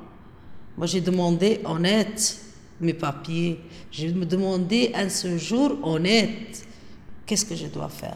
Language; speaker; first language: French; non-native, local second language; Arabic